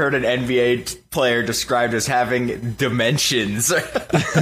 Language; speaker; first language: English; native; English